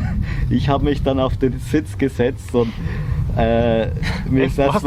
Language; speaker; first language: German; native; German